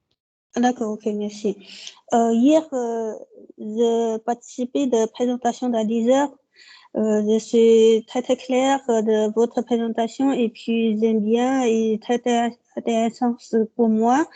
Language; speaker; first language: French; non-native, learner; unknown